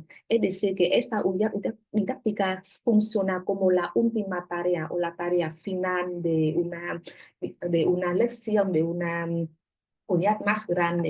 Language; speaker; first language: Spanish; non-native, fluent; Vietnamese